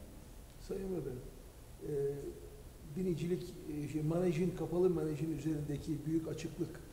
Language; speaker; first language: Turkish; native; Turkish